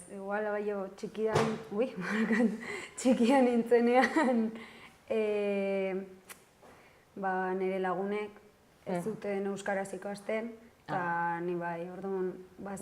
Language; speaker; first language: Basque; non-native, local second language; Spanish